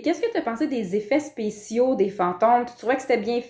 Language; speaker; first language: French; native; French